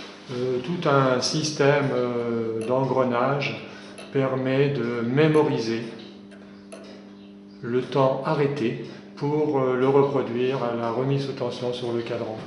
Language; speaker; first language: French; native; French